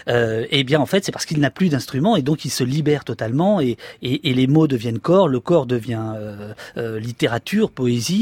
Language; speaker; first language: French; native; French